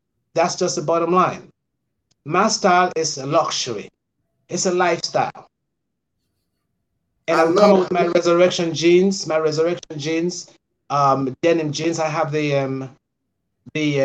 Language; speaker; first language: English; non-native, local second language; Krio